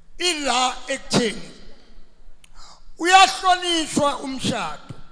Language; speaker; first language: Zulu; native; Zulu